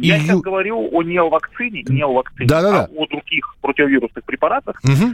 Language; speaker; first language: Russian; native; Russian